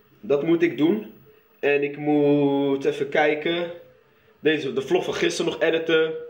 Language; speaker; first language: Dutch; early bilingual, other home language; Arabic